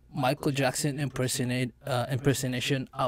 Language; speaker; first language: English; non-native, local second language; Iloko